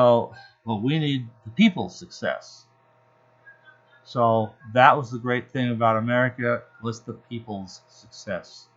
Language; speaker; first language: English; native; English